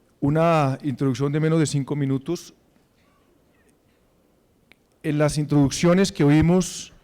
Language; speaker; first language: Spanish; native; Spanish